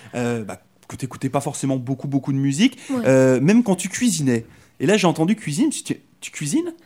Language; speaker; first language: French; native; French